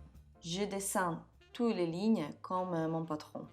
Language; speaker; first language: French; non-native, fluent; Italian